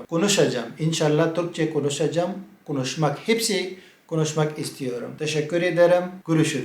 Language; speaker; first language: Turkish; non-native, learner; Pashto